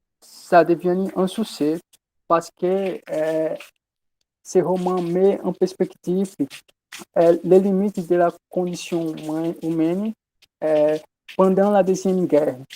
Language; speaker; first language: French; non-native, learner; Portuguese